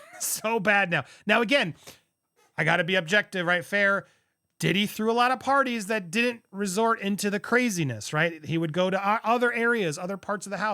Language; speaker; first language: English; native; English